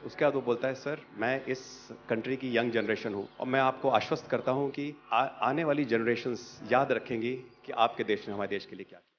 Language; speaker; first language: Hindi; native; Hindi